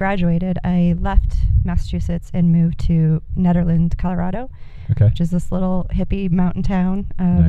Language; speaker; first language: English; native; English